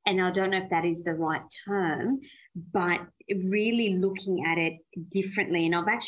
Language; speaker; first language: English; early bilingual, other home language; Persian